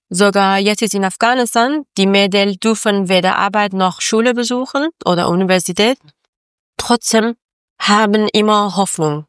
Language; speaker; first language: German; non-native, learner; Persian